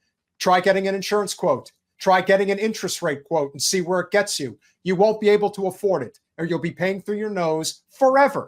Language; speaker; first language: English; native; English